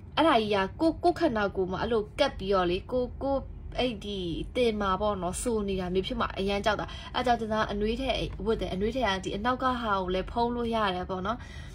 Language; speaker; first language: Burmese; native; Burmese